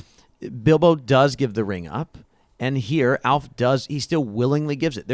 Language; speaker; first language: English; native; English